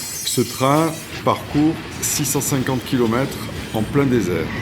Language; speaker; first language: French; native; French